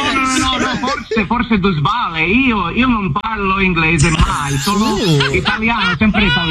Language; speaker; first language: Italian; non-native, learner; English